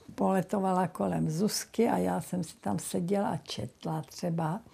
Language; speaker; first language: Czech; native; Czech